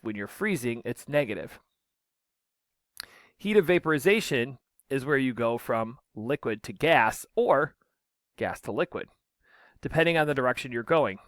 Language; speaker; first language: English; native; English